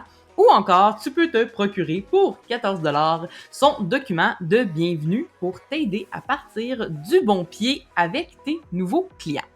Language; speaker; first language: French; native; French